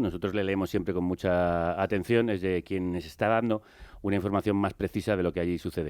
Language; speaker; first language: Spanish; native; Spanish